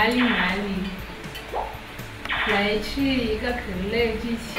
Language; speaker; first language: Chinese; non-native, fluent; Shona